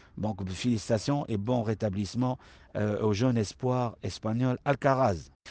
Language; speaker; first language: French; non-native, local second language; Arabic